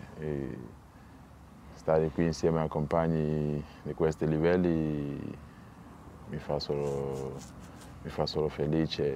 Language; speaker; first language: Italian; non-native, fluent; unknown